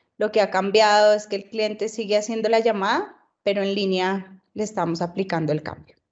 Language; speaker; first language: Spanish; native; Spanish